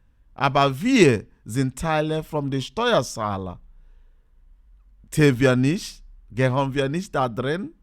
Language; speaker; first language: German; non-native, learner; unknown